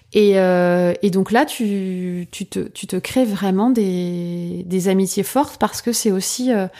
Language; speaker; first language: French; native; French